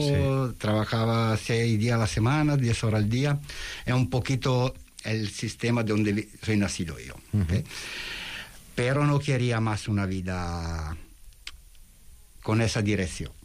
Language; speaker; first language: Spanish; non-native, fluent; Italian